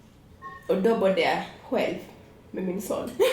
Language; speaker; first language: Swedish; non-native, fluent; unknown